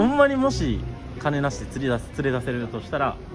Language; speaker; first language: Japanese; native; Japanese